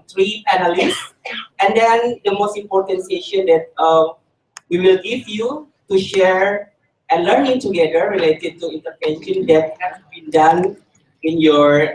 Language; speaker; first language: English; non-native, learner; Indonesian